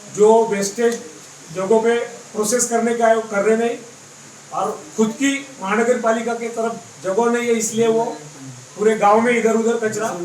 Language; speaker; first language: Hindi; non-native, local second language; Marathi